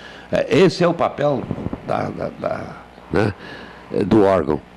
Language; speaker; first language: Portuguese; native; Portuguese